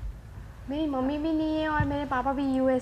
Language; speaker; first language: Hindi; native; Hindi